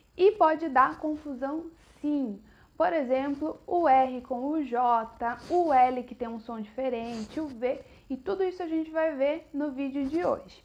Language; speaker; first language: Portuguese; native; Portuguese